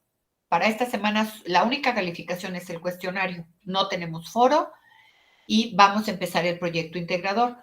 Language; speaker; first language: Spanish; native; Spanish